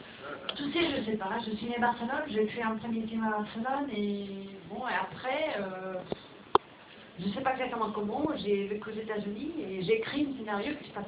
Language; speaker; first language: French; non-native, fluent; Spanish